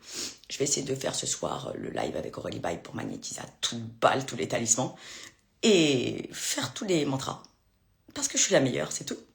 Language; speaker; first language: French; native; French